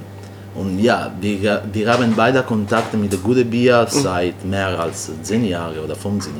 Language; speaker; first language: German; non-native, learner; Italian